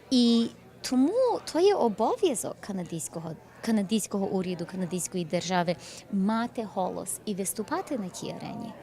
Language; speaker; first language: Ukrainian; early bilingual, heritage; English